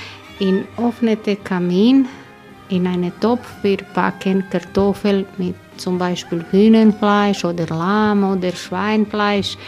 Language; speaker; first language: German; non-native, learner; Croatian